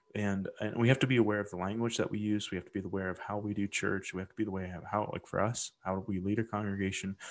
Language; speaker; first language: English; native; English